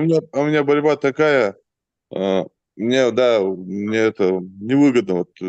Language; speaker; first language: Russian; native; Russian